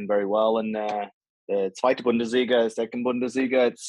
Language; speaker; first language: English; native; English